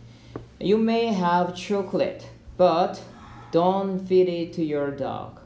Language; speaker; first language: English; non-native, learner; Korean